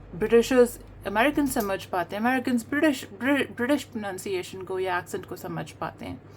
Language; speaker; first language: Hindi; native; Hindi